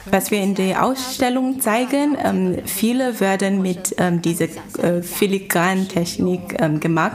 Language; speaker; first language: German; non-native, fluent; Chinese